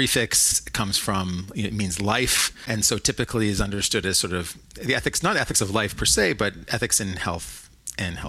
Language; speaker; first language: English; native; English